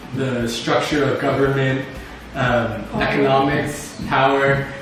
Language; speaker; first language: English; native; English